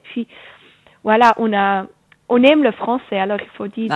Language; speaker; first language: French; non-native, local second language; Swiss German